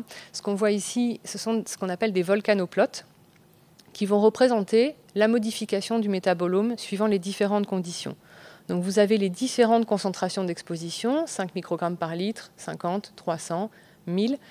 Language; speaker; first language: French; native; French